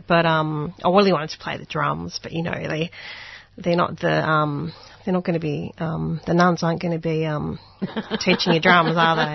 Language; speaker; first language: English; non-native, local second language; Hungarian